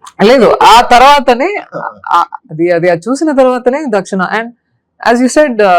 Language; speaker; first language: Telugu; non-native, learner; Tamil